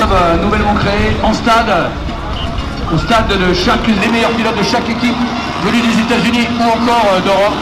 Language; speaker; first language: French; native; French